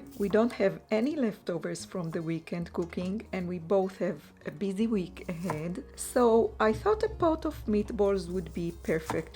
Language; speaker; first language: English; non-native, fluent; Hebrew